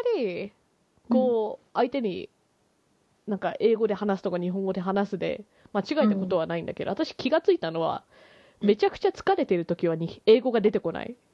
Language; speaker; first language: Japanese; early bilingual, heritage; Japanese